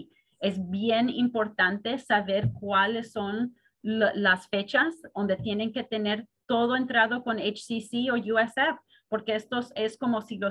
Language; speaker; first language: Spanish; early bilingual, heritage; Spanish